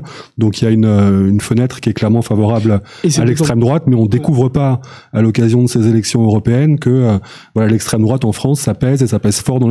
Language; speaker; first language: French; native; French